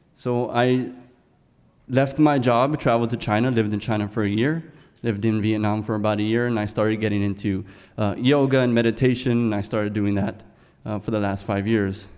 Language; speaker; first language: English; native; English